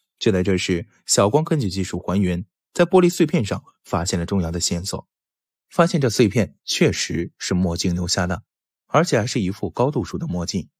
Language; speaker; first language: Chinese; native; Chinese